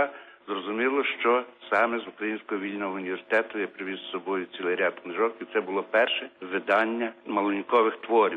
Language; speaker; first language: Ukrainian; native; Ukrainian